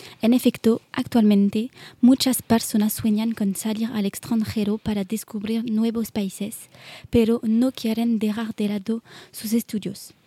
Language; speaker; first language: Spanish; non-native, learner; French